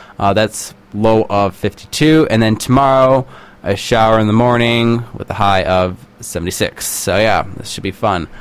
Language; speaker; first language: English; native; English